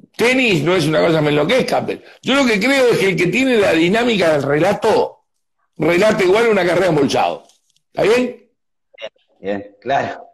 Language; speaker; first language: Spanish; native; Spanish